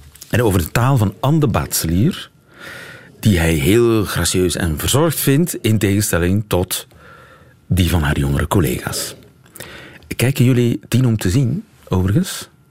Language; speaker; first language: Dutch; native; Dutch